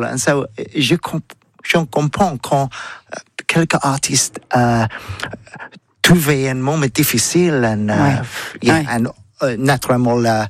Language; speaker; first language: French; non-native, learner; English